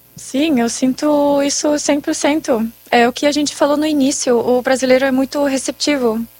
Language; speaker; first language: Portuguese; non-native, fluent; German